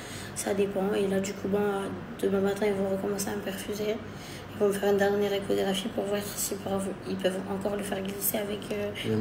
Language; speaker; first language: French; native; French